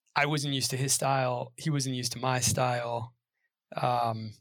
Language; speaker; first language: English; native; English